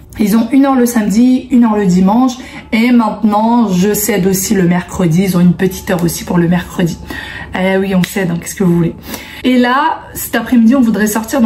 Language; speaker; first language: French; early bilingual, other home language; Arabic